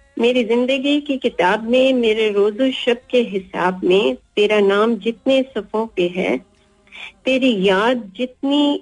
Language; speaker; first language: Urdu; native; Urdu